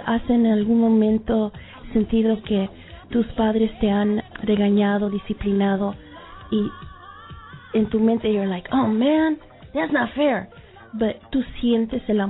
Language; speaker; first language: Spanish; early bilingual, heritage; Spanish